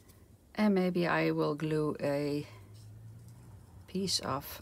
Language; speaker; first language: English; non-native, fluent; Dutch